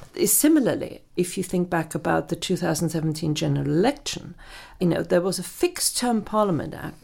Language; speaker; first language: English; non-native, fluent; German